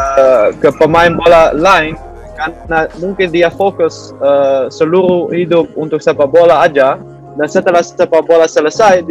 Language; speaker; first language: Indonesian; non-native, learner; Dutch